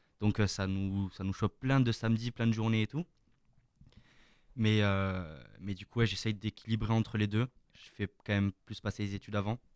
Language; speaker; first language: French; native; French